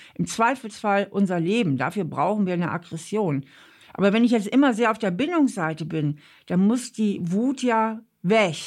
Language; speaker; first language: German; native; German